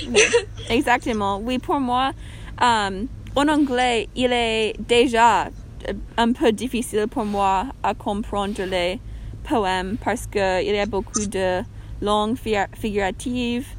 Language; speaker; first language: French; non-native, learner; English